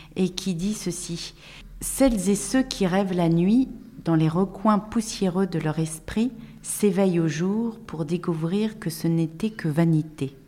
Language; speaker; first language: French; native; French